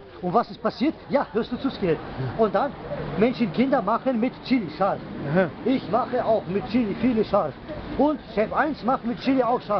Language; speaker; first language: German; non-native, learner; Kurdish